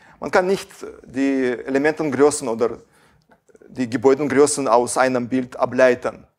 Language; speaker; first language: German; non-native, fluent; Russian